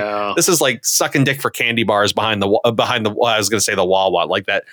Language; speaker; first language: English; native; English